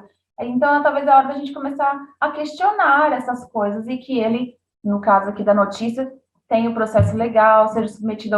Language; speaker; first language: Portuguese; native; Portuguese